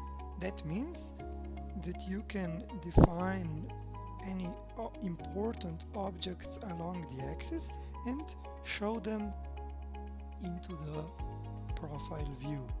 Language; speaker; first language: English; non-native, fluent; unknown